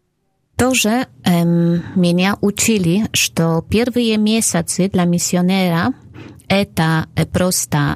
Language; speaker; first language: Russian; non-native, fluent; Polish